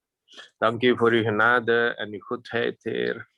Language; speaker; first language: Dutch; non-native, fluent; Indonesian